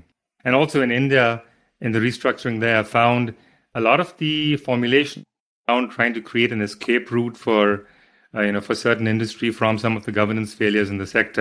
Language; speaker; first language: English; non-native, local second language; Hindi